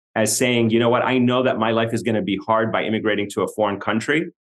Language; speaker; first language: English; non-native, fluent; Arabic